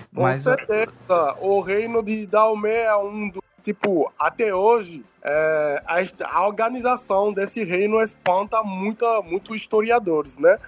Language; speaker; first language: Portuguese; non-native, fluent; Yoruba